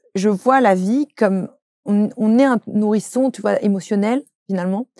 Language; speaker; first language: French; native; French